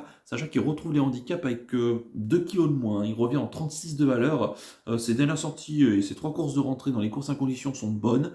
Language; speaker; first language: French; native; French